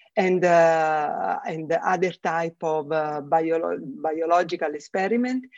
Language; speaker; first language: English; non-native, fluent; Italian